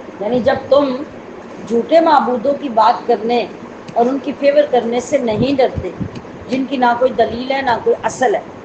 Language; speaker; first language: Urdu; non-native, local second language; Punjabi